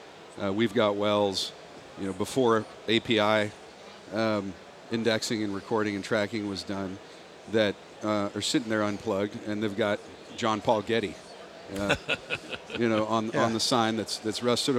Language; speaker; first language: English; native; English